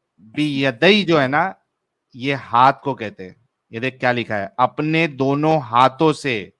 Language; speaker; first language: Urdu; native; Urdu